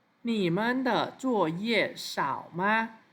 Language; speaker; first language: Chinese; non-native, fluent; Thai